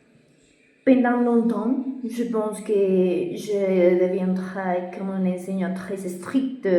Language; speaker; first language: French; non-native, fluent; Spanish